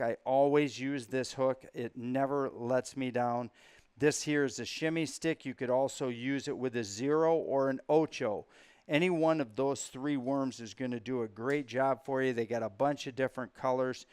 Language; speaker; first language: English; native; English